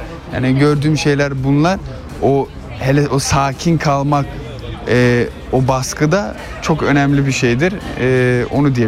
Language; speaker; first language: Turkish; early bilingual, heritage; Turkish